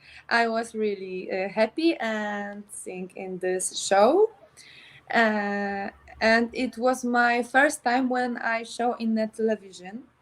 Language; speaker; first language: English; non-native, learner; Polish